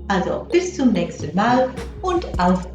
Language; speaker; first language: German; non-native, fluent; English